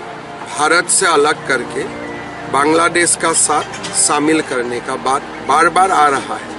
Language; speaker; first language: Hindi; non-native, local second language; Bangla